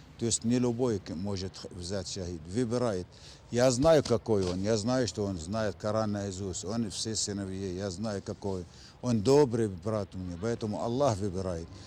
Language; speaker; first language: Russian; non-native, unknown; Arabic